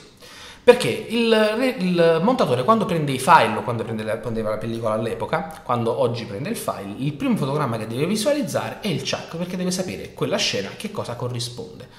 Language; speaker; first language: Italian; native; Italian